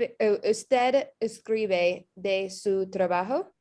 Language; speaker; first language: Spanish; non-native, learner; English